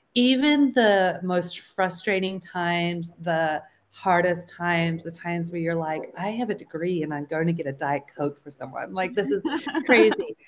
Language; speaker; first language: English; native; English